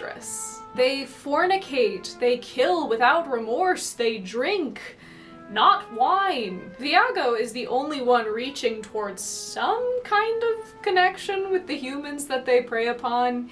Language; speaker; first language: English; native; English